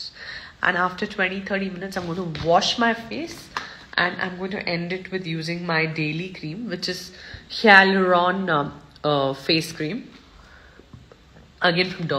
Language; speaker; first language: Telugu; non-native, local second language; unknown